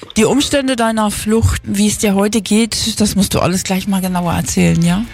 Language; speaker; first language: German; native; German